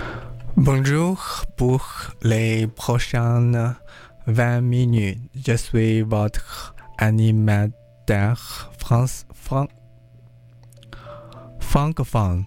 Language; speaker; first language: French; non-native, learner; English